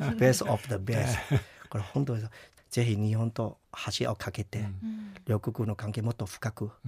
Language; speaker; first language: Japanese; non-native, fluent; Chinese